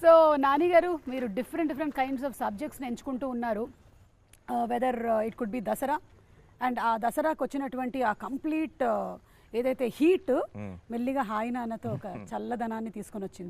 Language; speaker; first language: Telugu; native; Telugu